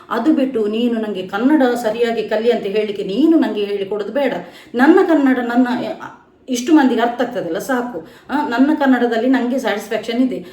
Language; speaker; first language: Kannada; non-native, local second language; Tulu